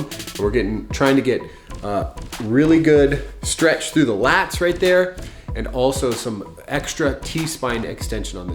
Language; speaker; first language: English; native; English